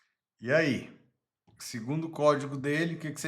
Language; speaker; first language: Portuguese; native; Portuguese